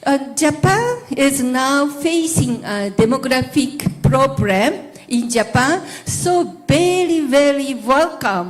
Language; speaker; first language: English; non-native, learner; Japanese